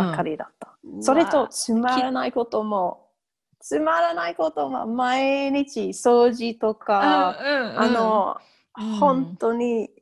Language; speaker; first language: Japanese; non-native, learner; English